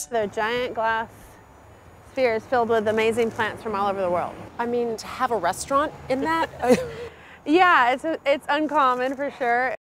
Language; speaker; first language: English; native; English